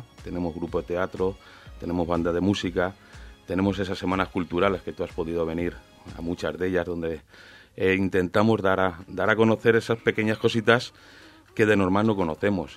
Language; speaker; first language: Spanish; native; Spanish